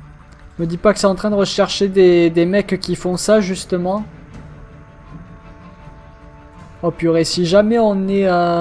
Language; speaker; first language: French; native; French